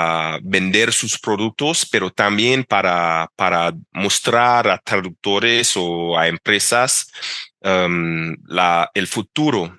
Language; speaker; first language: Spanish; non-native, fluent; English